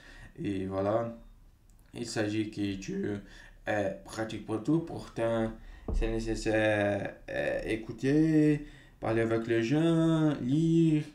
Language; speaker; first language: French; non-native, fluent; Portuguese